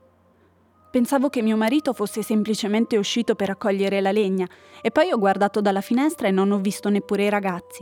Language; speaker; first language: Italian; native; Italian